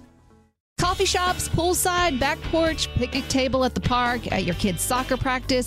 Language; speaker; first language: English; native; English